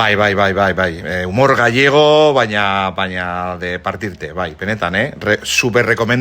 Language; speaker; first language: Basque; non-native, local second language; Spanish